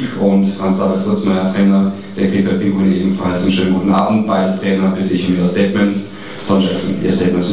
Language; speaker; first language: German; native; German